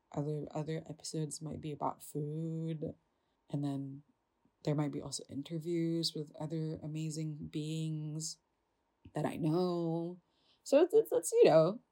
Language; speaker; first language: English; non-native, fluent; Indonesian